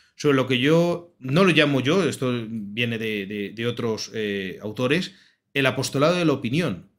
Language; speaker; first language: Spanish; native; Spanish